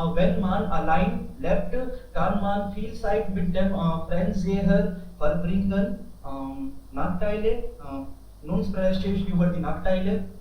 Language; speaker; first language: German; non-native, learner; Hindi